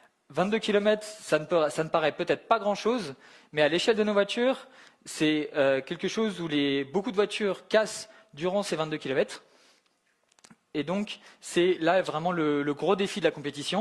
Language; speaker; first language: French; native; French